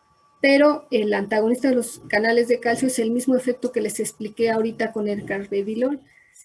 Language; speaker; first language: Spanish; native; Spanish